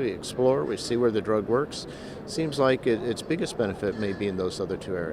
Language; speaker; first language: English; native; English